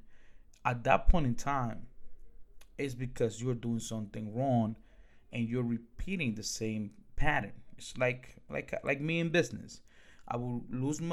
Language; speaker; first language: English; early bilingual, other home language; Spanish